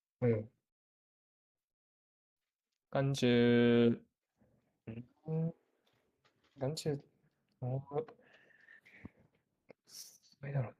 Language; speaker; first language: Chinese; non-native, learner; Japanese